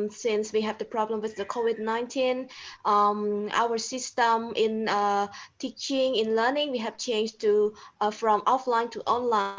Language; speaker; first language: English; non-native, learner; Khmer